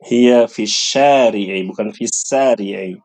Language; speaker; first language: Arabic; non-native, fluent; Indonesian